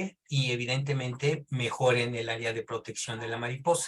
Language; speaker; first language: Spanish; native; Spanish